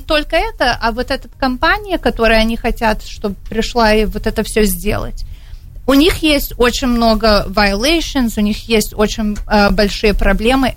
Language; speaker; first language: Russian; early bilingual, heritage; Russian